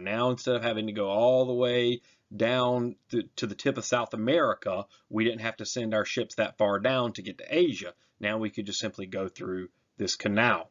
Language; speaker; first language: English; native; English